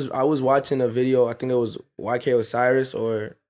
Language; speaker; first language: English; native; English